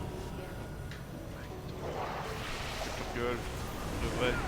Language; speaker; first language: French; native; French